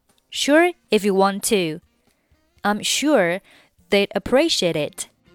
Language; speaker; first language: English; non-native, fluent; Chinese